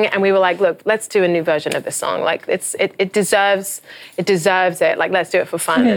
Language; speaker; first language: English; native; English